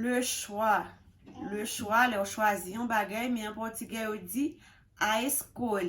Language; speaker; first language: French; non-native, local second language; Haitian Creole